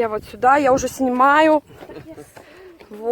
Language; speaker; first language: Russian; native; Russian